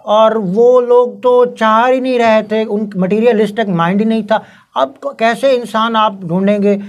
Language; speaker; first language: Urdu; non-native, local second language; Punjabi